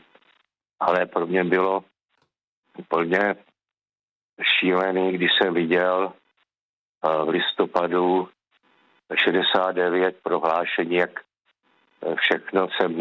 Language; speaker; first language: Czech; native; Czech